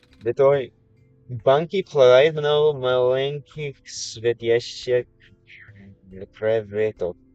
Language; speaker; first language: Russian; non-native, learner; English